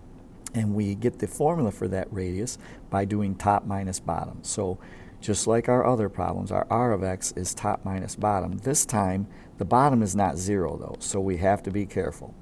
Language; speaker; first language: English; native; English